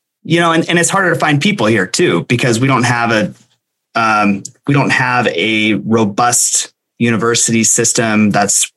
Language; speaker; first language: English; native; English